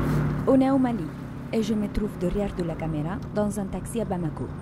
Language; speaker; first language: French; non-native, fluent; Italian